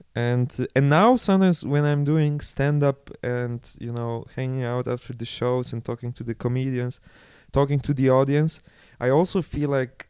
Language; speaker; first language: English; non-native, fluent; Polish